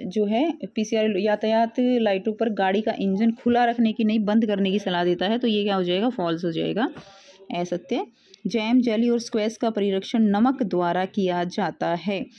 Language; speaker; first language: Hindi; native; Hindi